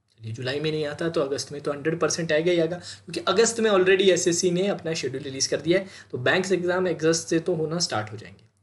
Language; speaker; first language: Hindi; native; Hindi